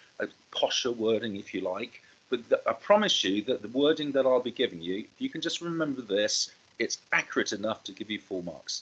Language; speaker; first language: English; native; English